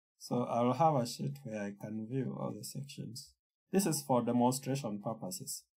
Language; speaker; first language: English; non-native, local second language; Kikuyu